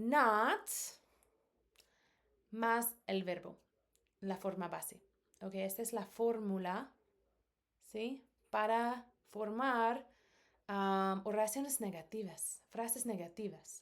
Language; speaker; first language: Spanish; non-native, fluent; English